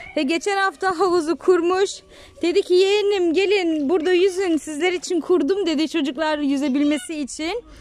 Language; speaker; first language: Turkish; early bilingual, heritage; Turkish